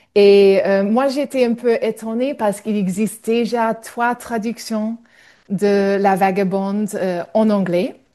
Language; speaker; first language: French; non-native, fluent; English